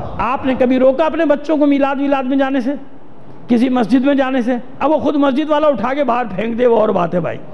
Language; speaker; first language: Urdu; native; Urdu